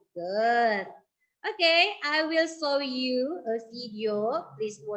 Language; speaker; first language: English; non-native, learner; Indonesian